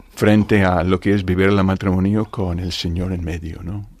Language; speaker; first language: Spanish; non-native, fluent; English